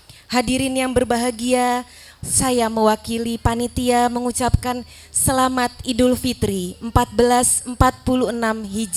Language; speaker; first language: Indonesian; native; Indonesian